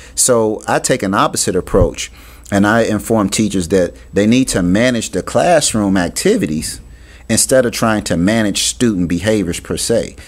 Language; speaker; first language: English; native; English